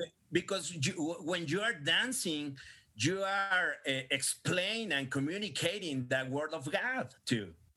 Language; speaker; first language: English; non-native, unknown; Spanish